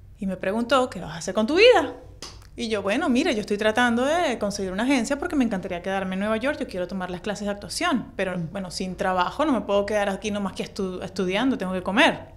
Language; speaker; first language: Spanish; native; Spanish